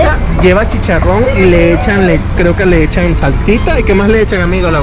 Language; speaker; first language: Spanish; native; Spanish